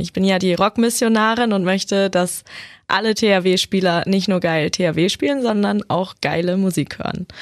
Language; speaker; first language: German; native; German